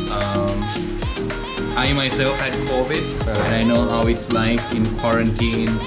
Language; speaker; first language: English; non-native, local second language; Sinhala